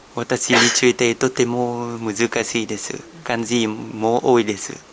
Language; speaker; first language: Japanese; non-native, learner; Vietnamese